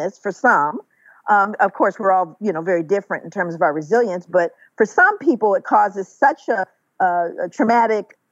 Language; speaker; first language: English; native; English